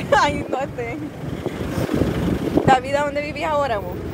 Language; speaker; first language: Spanish; native; Spanish